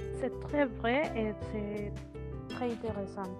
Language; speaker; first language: French; non-native, learner; Spanish